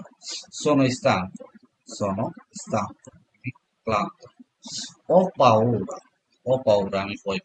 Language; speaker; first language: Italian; non-native, learner; Bangla